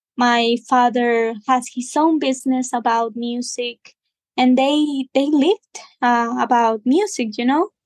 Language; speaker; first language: English; non-native, fluent; Spanish